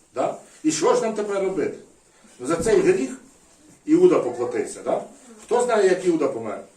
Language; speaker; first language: Ukrainian; non-native, local second language; Russian